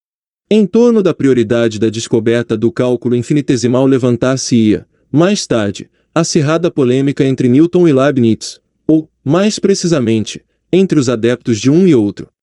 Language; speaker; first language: Portuguese; native; Portuguese